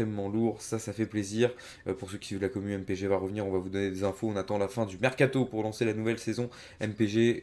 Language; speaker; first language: French; native; French